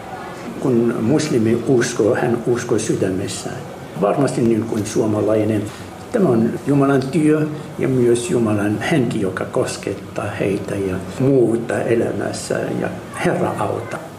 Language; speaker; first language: Finnish; non-native, fluent; Arabic